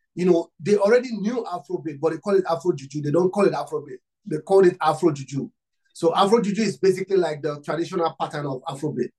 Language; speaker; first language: English; non-native, local second language; Yoruba